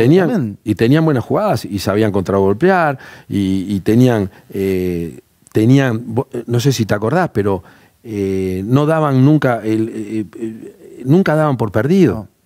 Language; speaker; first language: Spanish; native; Spanish